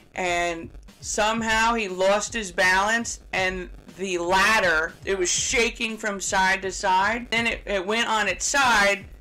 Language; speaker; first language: English; native; English